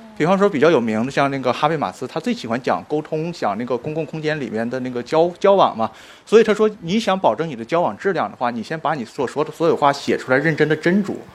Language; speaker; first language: Chinese; native; Chinese